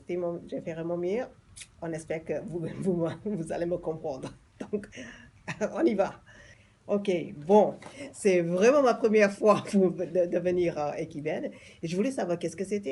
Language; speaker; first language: French; non-native, fluent; English